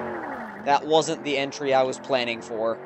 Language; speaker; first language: English; native; English